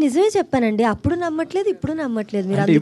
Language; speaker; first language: Telugu; native; Telugu